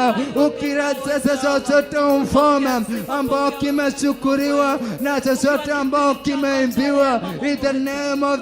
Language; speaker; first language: Swahili; non-native, local second language; Kikuyu